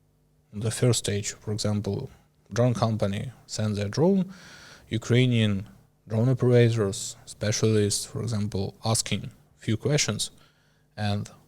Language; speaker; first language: English; non-native, learner; Ukrainian